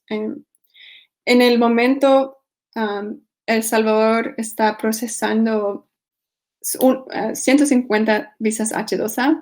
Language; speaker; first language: Spanish; non-native, fluent; English